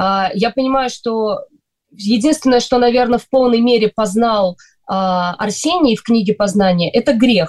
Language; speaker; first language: Russian; native; Russian